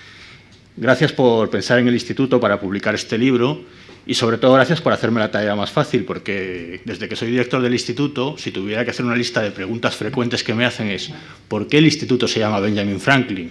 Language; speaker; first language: Spanish; native; Spanish